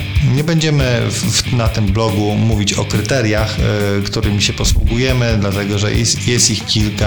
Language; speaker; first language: Polish; native; Polish